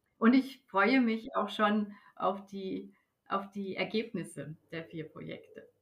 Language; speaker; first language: German; native; German